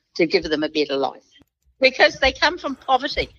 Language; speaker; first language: English; native; English